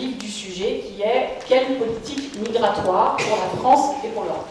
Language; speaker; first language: French; native; French